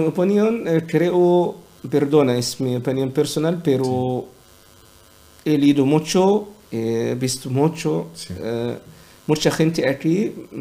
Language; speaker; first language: Spanish; non-native, learner; Arabic